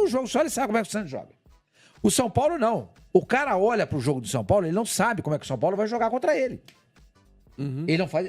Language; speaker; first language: Portuguese; native; Portuguese